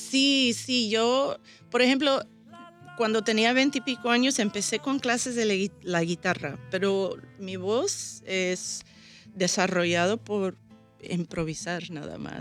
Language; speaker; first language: Spanish; early bilingual, heritage; Spanish